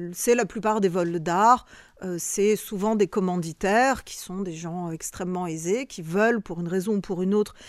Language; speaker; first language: French; early bilingual, other home language; Bosnian